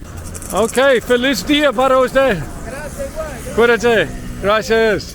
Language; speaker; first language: Spanish; non-native, learner; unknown